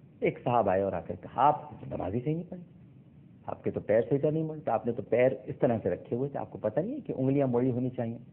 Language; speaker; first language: Urdu; native; Urdu